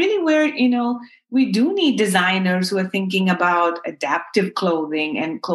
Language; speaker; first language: English; non-native, local second language; Urdu